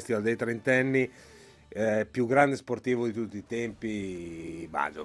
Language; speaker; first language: Italian; native; Italian